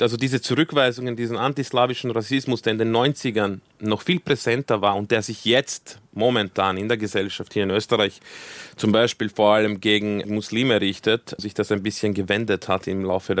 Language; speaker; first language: German; early bilingual, other home language; Croatian